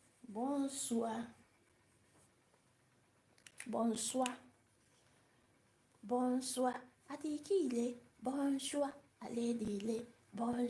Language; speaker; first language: French; non-native, learner; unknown